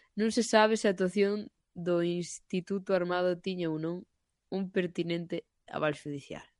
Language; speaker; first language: Galician; non-native, local second language; Spanish